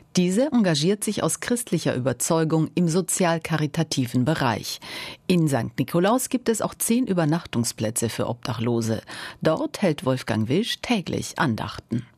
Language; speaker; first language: German; native; German